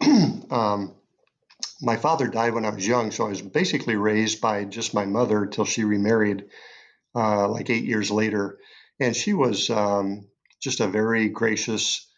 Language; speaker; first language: English; native; English